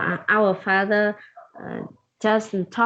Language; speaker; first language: English; non-native, learner; Vietnamese